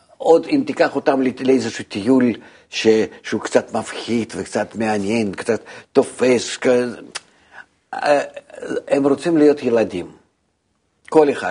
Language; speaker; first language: Hebrew; non-native, fluent; Russian